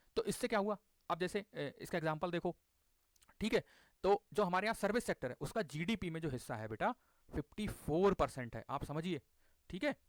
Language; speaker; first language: Hindi; native; Hindi